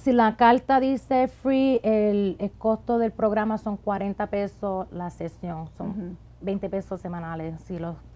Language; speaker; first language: Spanish; early bilingual, heritage; Spanish